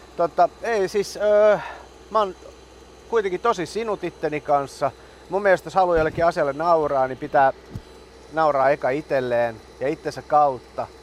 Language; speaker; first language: Finnish; early bilingual, other home language; Persian